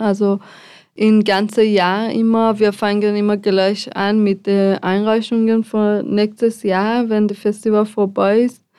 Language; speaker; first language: German; non-native, fluent; Persian